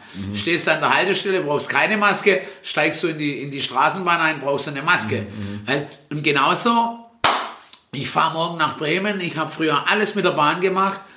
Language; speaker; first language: German; early bilingual, other home language; Italian